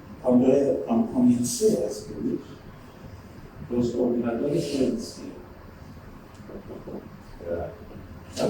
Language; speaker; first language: Spanish; non-native, fluent; Turkish